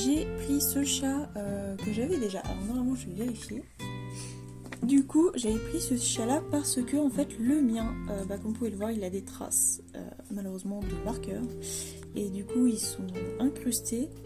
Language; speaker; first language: French; native; French